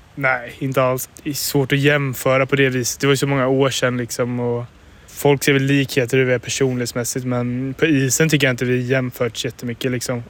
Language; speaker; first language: Swedish; native; Swedish